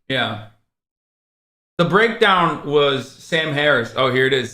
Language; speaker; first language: English; native; English